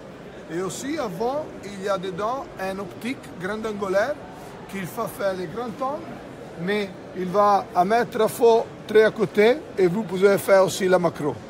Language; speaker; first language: French; non-native, fluent; Italian